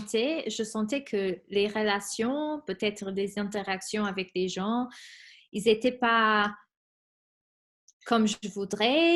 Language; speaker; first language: French; non-native, fluent; Spanish